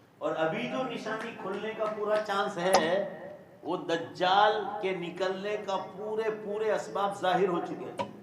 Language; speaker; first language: Urdu; non-native, local second language; Gujarati